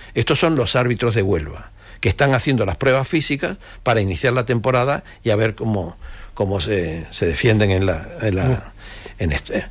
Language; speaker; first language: Spanish; native; Spanish